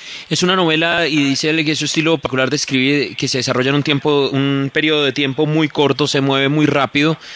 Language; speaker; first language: Spanish; native; Spanish